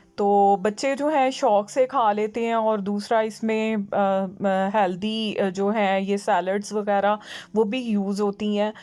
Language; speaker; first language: Urdu; native; Urdu